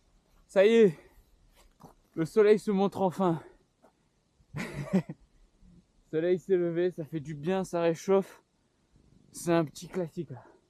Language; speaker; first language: French; native; French